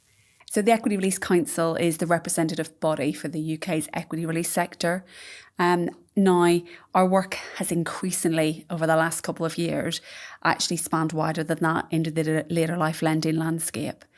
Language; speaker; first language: English; native; English